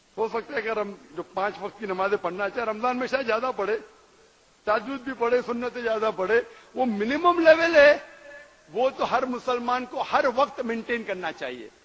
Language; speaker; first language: Urdu; non-native, local second language; Konkani